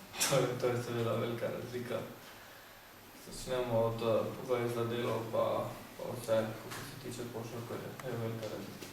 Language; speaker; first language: Slovenian; non-native, local second language; Albanian